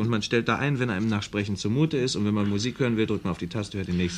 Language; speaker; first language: German; native; German